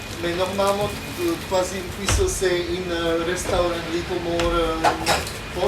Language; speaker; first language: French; non-native, learner; Slovak